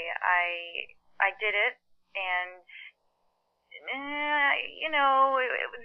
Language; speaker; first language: English; early bilingual, other home language; Chinese